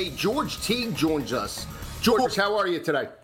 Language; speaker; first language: English; native; English